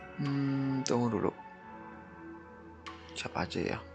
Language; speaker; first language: Indonesian; native; Indonesian